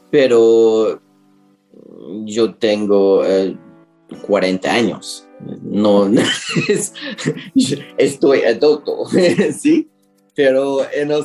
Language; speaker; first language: Spanish; non-native, learner; English